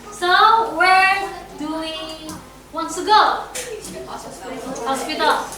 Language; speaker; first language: English; non-native, fluent; Indonesian